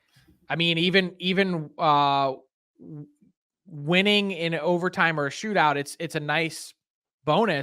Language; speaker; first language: English; native; English